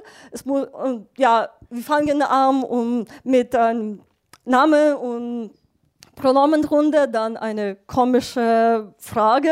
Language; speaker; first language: German; non-native, fluent; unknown